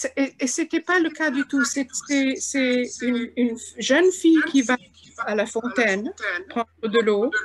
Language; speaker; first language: French; non-native, fluent; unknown